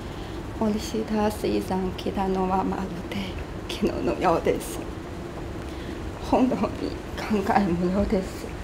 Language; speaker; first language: Japanese; non-native, learner; Chinese